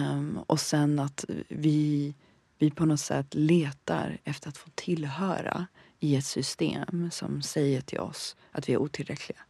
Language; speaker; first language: Swedish; early bilingual, other home language; Bosnian